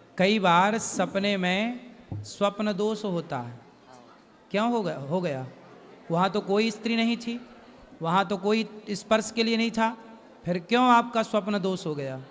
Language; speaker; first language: Hindi; native; Hindi